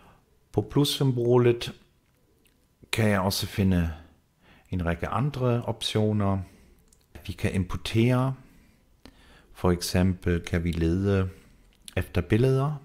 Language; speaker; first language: Danish; non-native, fluent; German